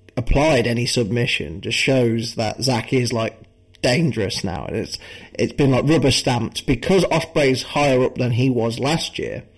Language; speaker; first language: English; native; English